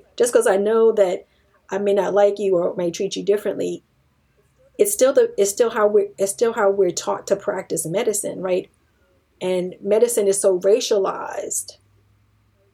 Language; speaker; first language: English; native; English